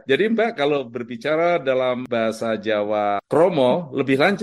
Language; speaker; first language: Indonesian; native; Indonesian